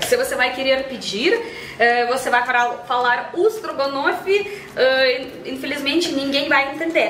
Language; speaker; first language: Portuguese; non-native, fluent; Russian